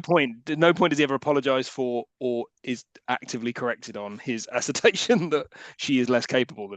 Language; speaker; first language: English; native; English